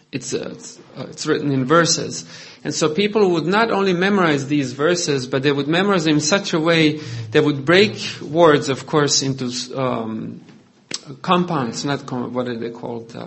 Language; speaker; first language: English; non-native, fluent; Croatian